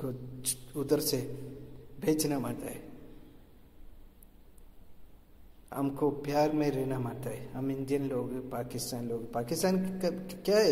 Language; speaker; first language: Hindi; non-native, local second language; Malayalam